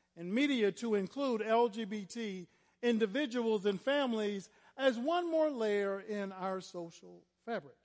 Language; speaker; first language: English; native; English